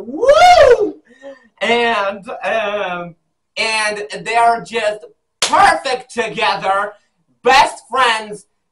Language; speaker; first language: English; non-native, learner; Polish